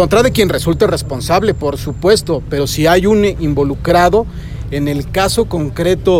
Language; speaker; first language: Spanish; native; Spanish